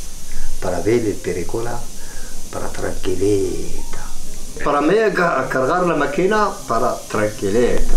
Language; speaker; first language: Spanish; non-native, learner; Arabic